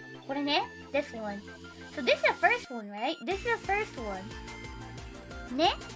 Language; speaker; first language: English; non-native, fluent; Japanese